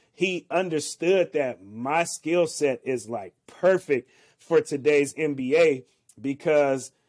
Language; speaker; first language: English; native; English